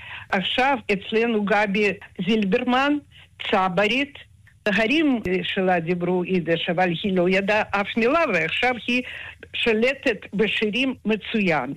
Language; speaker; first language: Hebrew; non-native, fluent; Russian